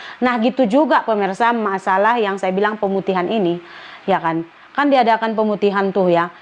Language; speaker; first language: Indonesian; native; Indonesian